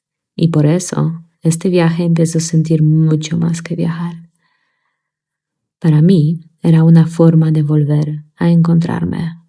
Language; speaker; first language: Spanish; non-native, fluent; Polish